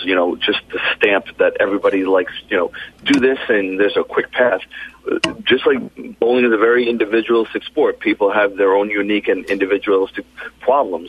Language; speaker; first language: English; native; English